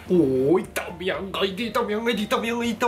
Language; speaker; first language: Thai; non-native, learner; Japanese